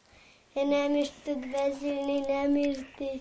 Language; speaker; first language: Hungarian; early bilingual, heritage; Hungarian